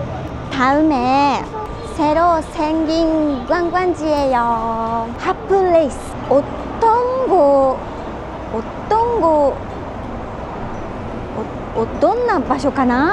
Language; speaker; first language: Korean; non-native, learner; Japanese